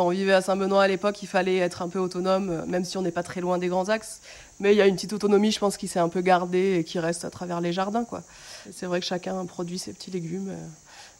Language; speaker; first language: French; native; French